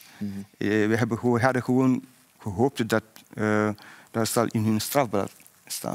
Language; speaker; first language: Dutch; non-native, fluent; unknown